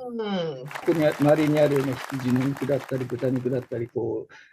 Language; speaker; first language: Japanese; native; Japanese